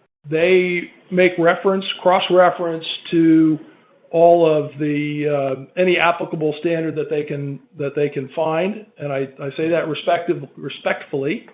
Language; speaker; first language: English; native; English